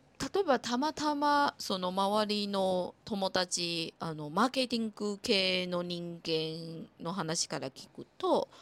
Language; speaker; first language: Japanese; non-native, fluent; Chinese